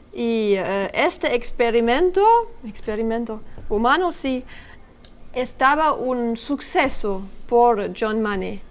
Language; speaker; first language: Spanish; non-native, learner; French